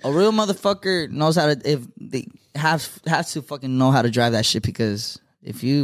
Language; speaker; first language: English; early bilingual, other home language; Spanish